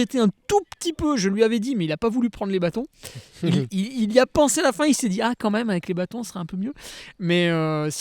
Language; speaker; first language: French; native; French